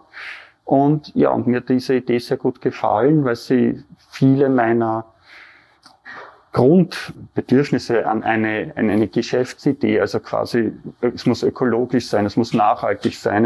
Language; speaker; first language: German; native; German